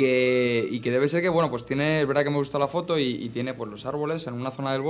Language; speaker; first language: Spanish; native; Spanish